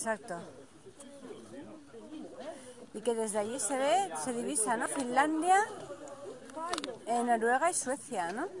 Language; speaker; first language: Spanish; native; Spanish